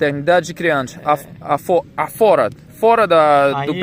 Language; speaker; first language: Portuguese; non-native, fluent; Greek